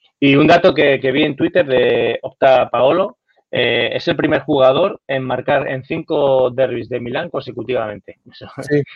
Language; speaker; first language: Spanish; native; Spanish